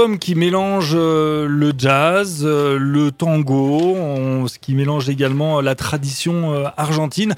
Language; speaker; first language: French; native; French